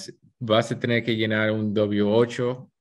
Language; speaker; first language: Spanish; early bilingual, heritage; Spanish